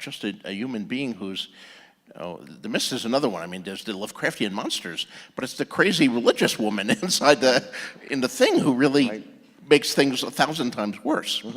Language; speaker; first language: English; native; English